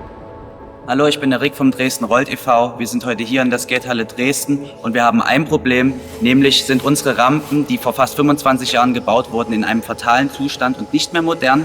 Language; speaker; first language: German; native; German